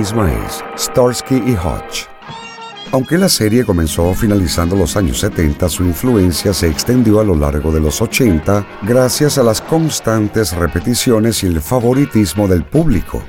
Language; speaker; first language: Spanish; native; Spanish